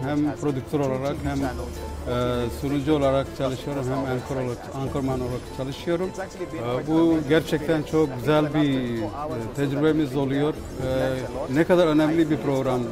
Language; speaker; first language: Turkish; non-native, fluent; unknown